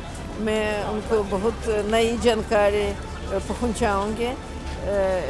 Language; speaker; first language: Hindi; non-native, fluent; Russian